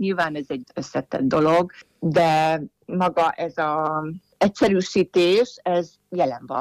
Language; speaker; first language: Hungarian; native; Hungarian